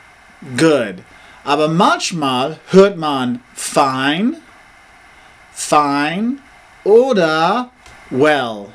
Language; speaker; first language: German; non-native, learner; English